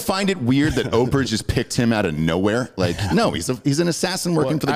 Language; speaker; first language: English; native; English